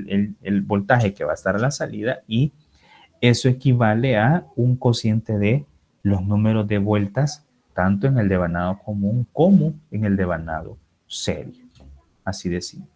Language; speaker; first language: Spanish; native; Spanish